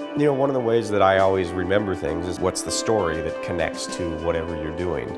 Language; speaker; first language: English; native; English